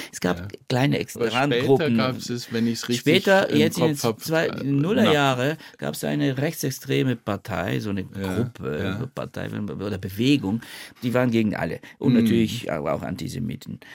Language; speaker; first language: German; non-native, fluent; Bulgarian